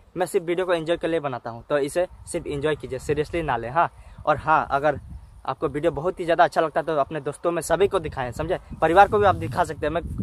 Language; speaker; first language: Hindi; native; Hindi